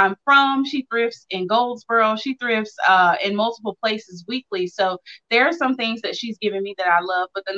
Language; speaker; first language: English; native; English